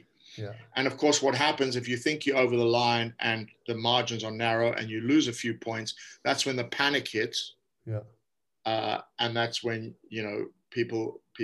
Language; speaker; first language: English; native; English